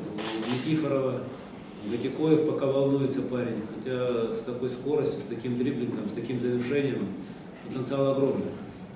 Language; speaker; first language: Russian; native; Russian